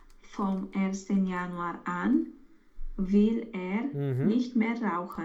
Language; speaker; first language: German; non-native, learner; Romanian